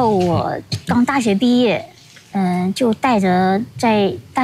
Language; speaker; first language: Chinese; non-native, local second language; Hakka Chinese